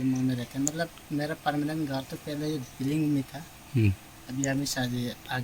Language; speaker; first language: Hindi; non-native, local second language; Garo